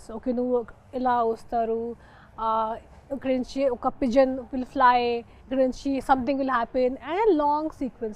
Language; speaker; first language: Telugu; non-native, fluent; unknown